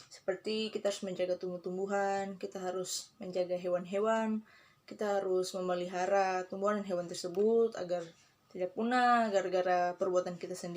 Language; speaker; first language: Indonesian; native; Indonesian